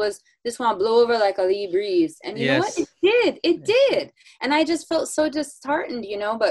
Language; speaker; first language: English; native; English